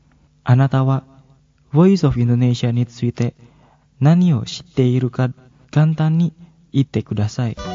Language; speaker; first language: Japanese; non-native, fluent; Indonesian